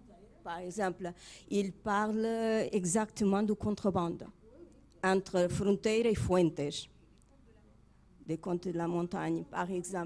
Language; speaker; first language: French; non-native, fluent; Portuguese